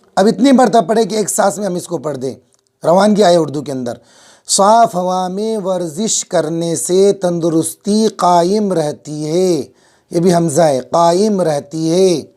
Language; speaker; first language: Urdu; native; Urdu